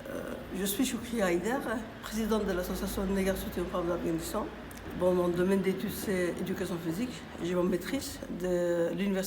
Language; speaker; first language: French; non-native, fluent; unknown